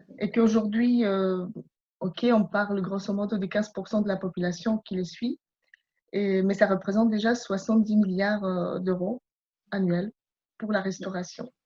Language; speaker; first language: French; non-native, fluent; Polish